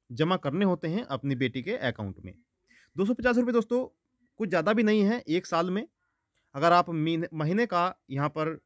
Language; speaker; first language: Hindi; native; Hindi